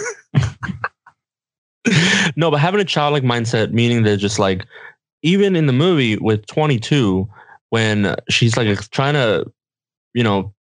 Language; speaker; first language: English; non-native, fluent; Spanish